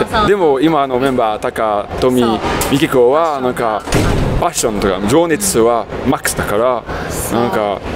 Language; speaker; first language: Japanese; non-native, fluent; French